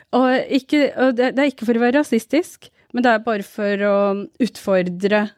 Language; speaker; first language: Norwegian; early bilingual, other home language; Urdu